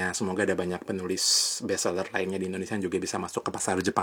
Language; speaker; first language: Indonesian; native; Indonesian